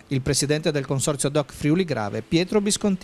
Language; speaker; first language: Italian; native; Italian